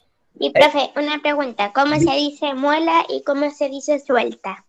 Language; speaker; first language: Spanish; native; Spanish